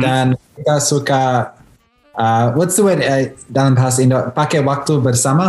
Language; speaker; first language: Indonesian; early bilingual, heritage; Indonesian